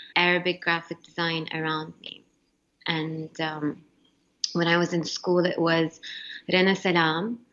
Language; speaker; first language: English; non-native, fluent; Arabic